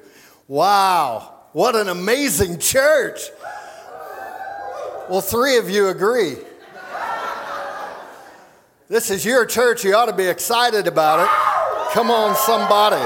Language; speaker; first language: English; native; English